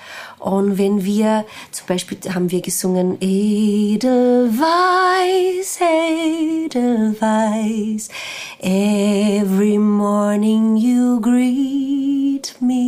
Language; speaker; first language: German; non-native, fluent; Portuguese